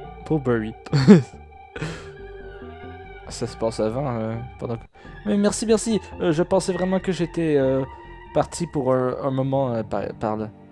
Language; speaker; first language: French; native; French